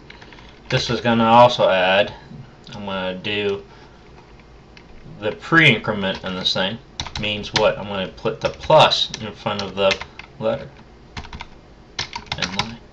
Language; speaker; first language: English; native; English